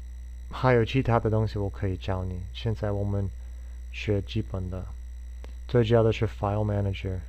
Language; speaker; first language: Chinese; non-native, fluent; English